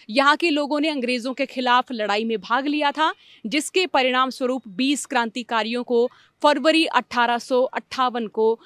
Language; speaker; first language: Hindi; native; Hindi